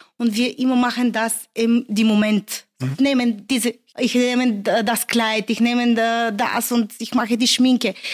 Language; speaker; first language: German; non-native, learner; Bulgarian